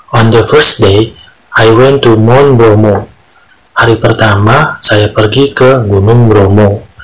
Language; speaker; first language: English; non-native, learner; Indonesian